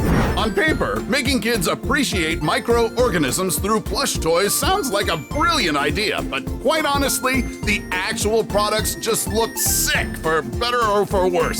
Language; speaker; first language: English; native; English